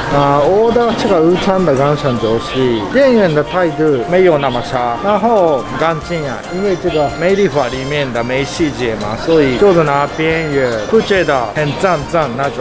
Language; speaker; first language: Chinese; non-native, fluent; Japanese